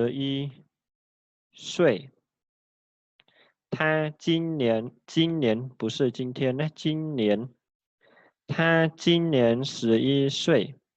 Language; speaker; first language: Chinese; non-native, fluent; Khmer